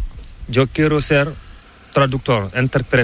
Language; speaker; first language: Spanish; non-native, learner; Fula